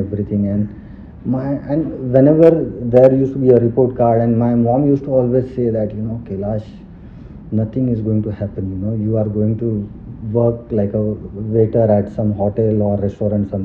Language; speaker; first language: English; non-native, local second language; Marathi